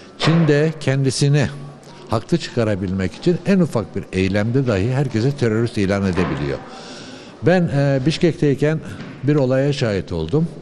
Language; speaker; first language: Turkish; early bilingual, other home language; Uyghur